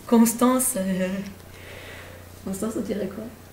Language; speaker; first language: French; native; French